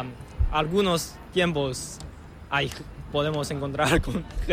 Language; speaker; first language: Spanish; non-native, learner; Chinese